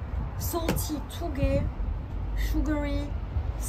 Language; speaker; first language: English; non-native, learner; French